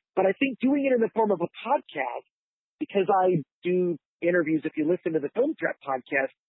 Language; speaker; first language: English; native; English